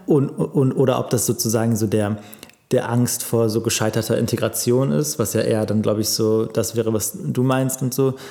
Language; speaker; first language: German; native; German